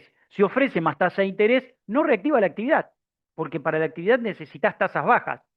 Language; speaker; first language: Spanish; native; Spanish